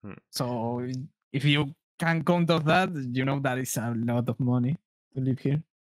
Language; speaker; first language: English; non-native, learner; Spanish